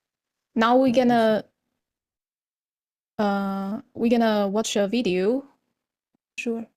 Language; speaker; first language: English; non-native, fluent; Chinese